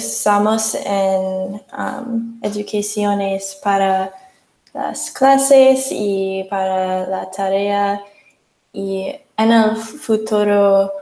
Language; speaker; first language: Spanish; non-native, learner; English